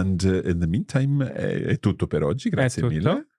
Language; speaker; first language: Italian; non-native, learner; English